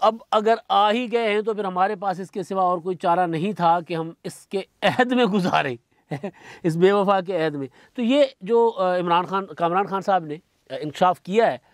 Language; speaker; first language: Urdu; non-native, local second language; Sindhi